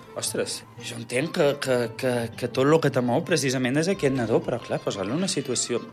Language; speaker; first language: Catalan; native; Catalan